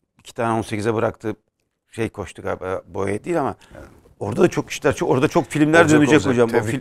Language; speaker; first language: Turkish; native; Turkish